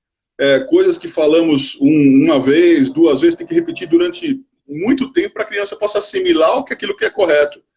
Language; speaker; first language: Portuguese; native; Portuguese